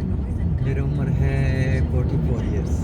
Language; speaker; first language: Hindi; non-native, local second language; Pashto